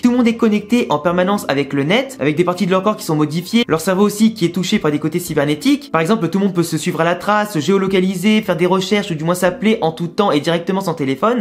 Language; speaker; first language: French; native; French